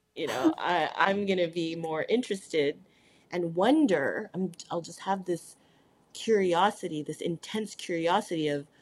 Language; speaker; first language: English; native; English